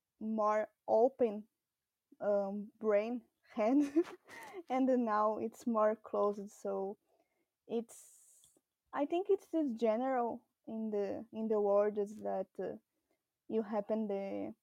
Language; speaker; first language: English; non-native, learner; Portuguese